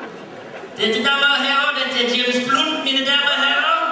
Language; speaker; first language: Danish; non-native, learner; Norwegian